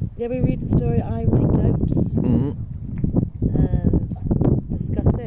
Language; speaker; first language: English; native; English